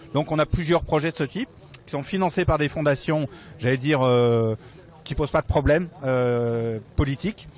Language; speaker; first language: French; native; French